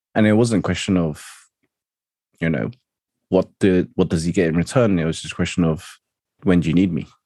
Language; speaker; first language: English; non-native, local second language; Cantonese